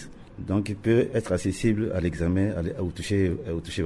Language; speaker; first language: French; non-native, local second language; Sango